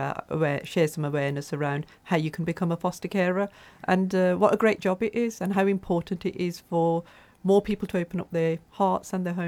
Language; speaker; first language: English; native; English